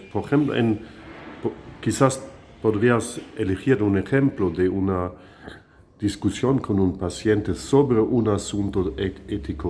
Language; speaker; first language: Spanish; non-native, fluent; German